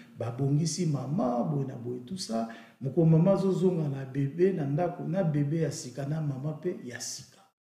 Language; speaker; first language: Lingala; native; Lingala